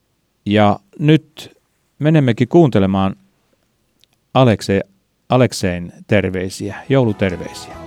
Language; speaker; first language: Finnish; native; Finnish